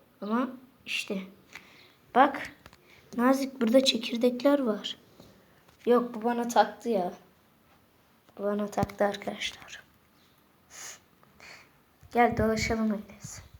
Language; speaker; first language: Turkish; native; Turkish